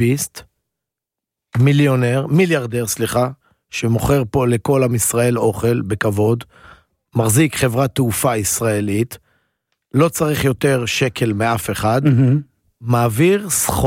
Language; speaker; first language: Hebrew; native; Hebrew